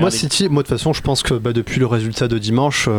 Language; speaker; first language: French; native; French